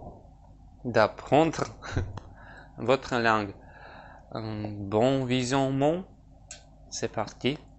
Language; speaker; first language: French; non-native, learner; Russian